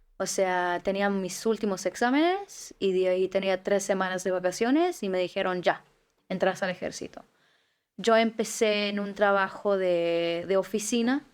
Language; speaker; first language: Spanish; early bilingual, heritage; Spanish